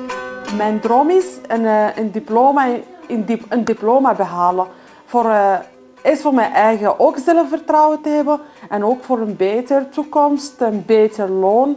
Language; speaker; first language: Dutch; non-native, fluent; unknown